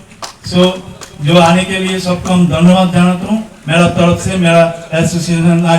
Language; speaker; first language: Hindi; non-native, local second language; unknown